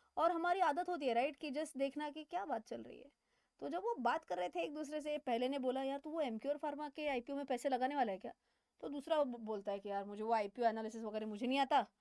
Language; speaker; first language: Hindi; non-native, local second language; Marathi